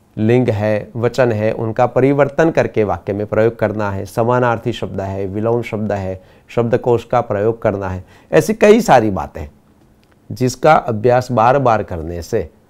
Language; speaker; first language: Hindi; non-native, local second language; Gujarati